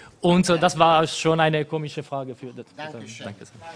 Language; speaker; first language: German; non-native, fluent; Italian